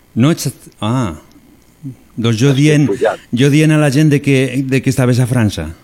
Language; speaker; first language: Catalan; non-native, local second language; Spanish